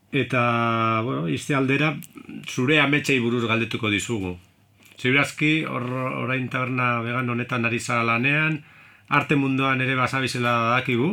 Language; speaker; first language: Basque; native; Basque